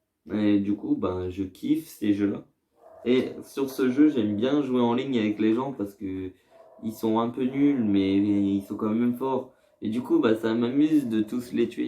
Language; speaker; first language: French; native; French